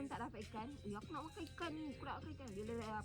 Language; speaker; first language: Malay; native; Malay